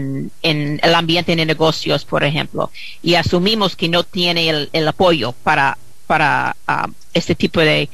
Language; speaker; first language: Spanish; non-native, fluent; English